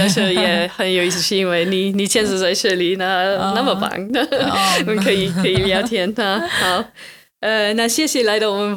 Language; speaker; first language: Chinese; non-native, fluent; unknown